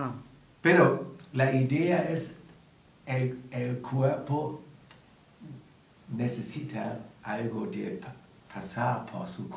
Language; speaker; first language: Spanish; non-native, learner; German